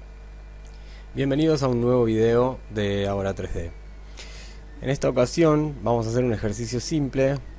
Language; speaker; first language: Spanish; native; Spanish